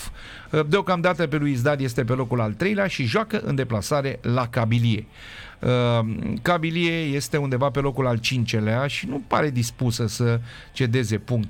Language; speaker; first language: Romanian; native; Romanian